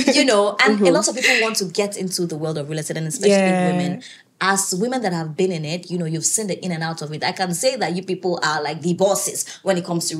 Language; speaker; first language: English; native; English